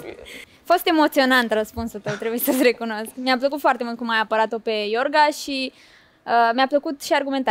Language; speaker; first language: Romanian; native; Romanian